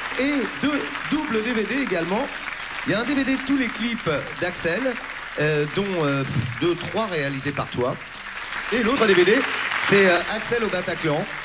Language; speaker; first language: French; native; French